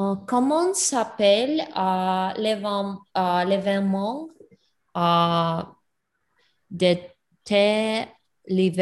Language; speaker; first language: French; non-native, learner; English